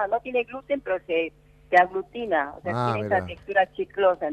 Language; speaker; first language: Spanish; early bilingual, other home language; Korean